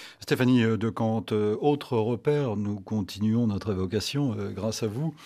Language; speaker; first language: French; native; French